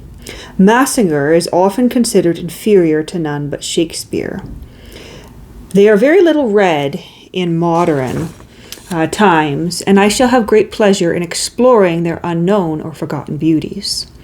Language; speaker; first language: English; native; English